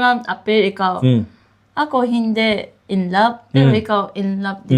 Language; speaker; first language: Filipino; non-native, learner; Japanese